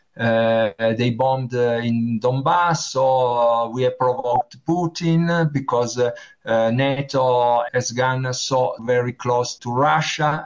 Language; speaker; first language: English; non-native, learner; Italian